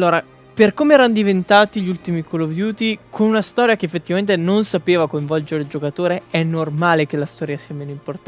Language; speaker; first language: Italian; native; Italian